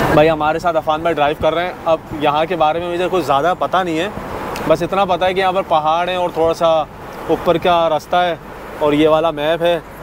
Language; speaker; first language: Urdu; native; Urdu